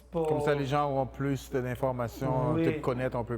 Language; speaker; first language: French; native; French